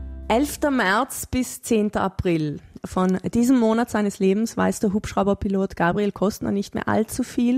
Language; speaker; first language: German; native; German